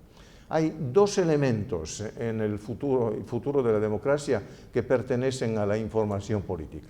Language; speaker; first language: Spanish; non-native, fluent; Italian